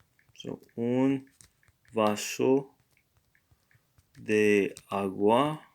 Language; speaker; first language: Spanish; non-native, learner; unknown